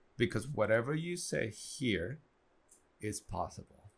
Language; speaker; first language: English; non-native, fluent; Spanish